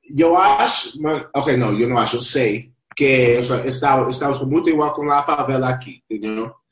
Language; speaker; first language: Portuguese; non-native, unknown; Spanish